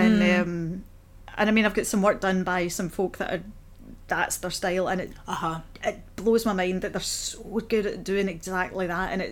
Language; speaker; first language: English; native; English